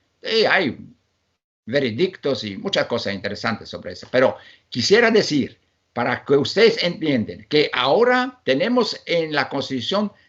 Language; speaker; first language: Spanish; non-native, fluent; Polish